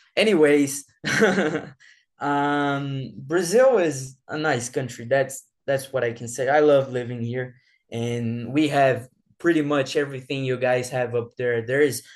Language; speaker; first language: English; non-native, fluent; Portuguese